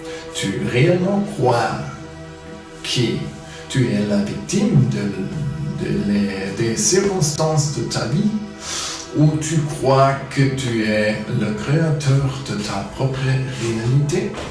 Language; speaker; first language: French; non-native, fluent; German